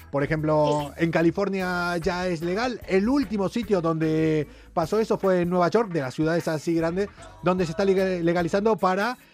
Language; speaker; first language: Spanish; native; Spanish